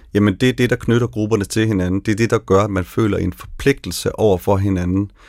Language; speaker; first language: Danish; native; Danish